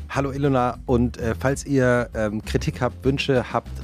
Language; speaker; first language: German; native; German